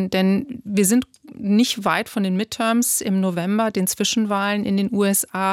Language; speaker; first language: German; native; German